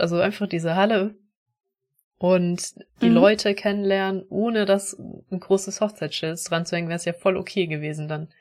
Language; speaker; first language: German; native; German